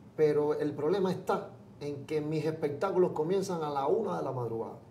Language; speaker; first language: Spanish; native; Spanish